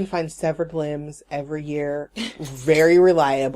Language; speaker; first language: English; native; English